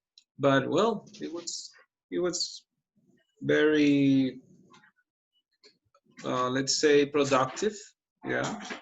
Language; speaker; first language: English; non-native, fluent; Spanish